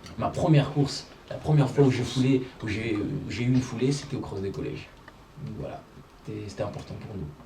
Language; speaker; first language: French; early bilingual, other home language; Arabic